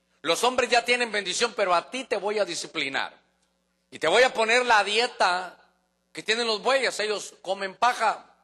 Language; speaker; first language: Spanish; native; Spanish